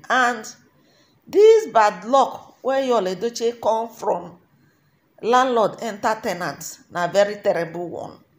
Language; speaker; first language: Nigerian Pidgin; native; Nigerian Pidgin